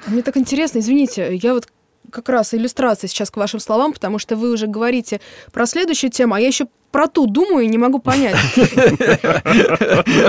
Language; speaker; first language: Russian; native; Russian